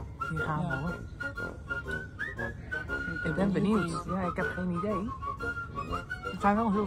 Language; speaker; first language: Dutch; native; Dutch